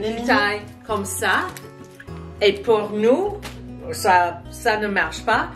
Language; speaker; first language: French; non-native, learner; English